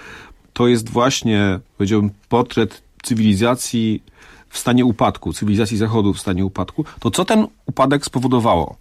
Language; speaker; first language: Polish; native; Polish